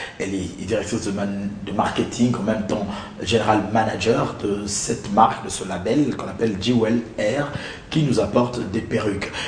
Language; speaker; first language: French; non-native, local second language; Lingala